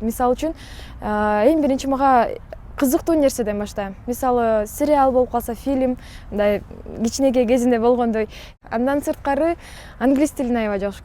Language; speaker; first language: Kyrgyz; non-native, local second language; Uyghur